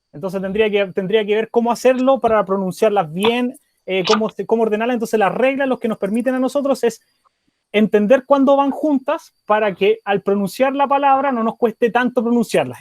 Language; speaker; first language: Spanish; native; Spanish